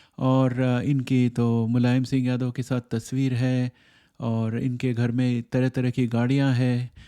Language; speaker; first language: Hindi; native; Hindi